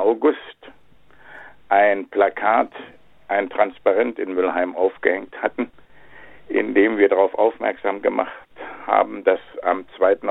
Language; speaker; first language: German; native; German